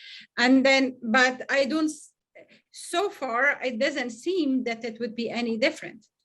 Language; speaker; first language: English; non-native, fluent; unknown